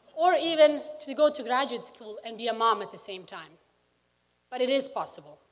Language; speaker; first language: English; early bilingual, other home language; Bosnian